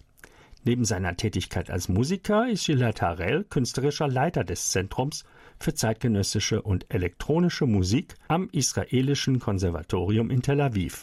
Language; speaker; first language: German; native; German